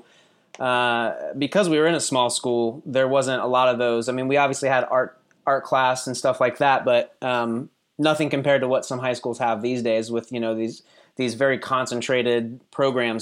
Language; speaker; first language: English; native; English